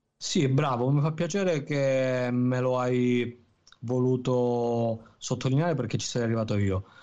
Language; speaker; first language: Italian; native; Italian